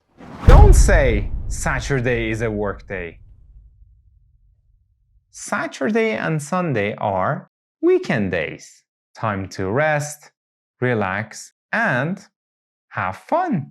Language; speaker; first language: English; non-native, fluent; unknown